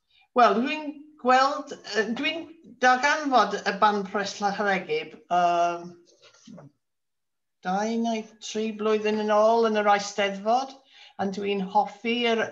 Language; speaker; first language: Welsh; non-native, learner; English